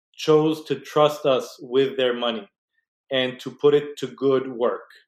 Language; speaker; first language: English; non-native, fluent; Spanish